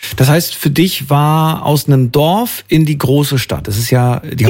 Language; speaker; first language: German; native; German